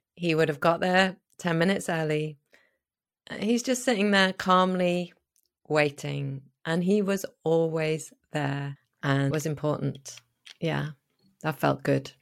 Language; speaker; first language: English; native; English